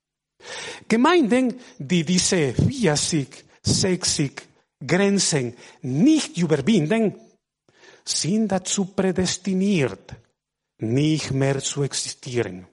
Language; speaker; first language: German; non-native, fluent; Spanish